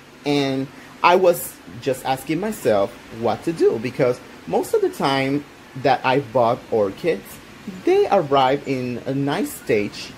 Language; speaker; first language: English; non-native, local second language; Spanish